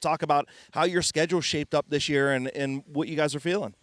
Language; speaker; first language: English; native; English